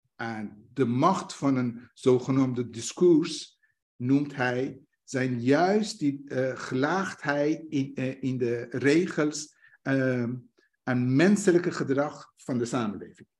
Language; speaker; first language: Dutch; non-native, fluent; Persian